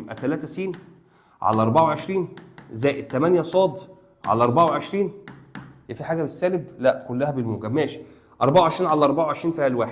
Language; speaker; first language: Arabic; native; Arabic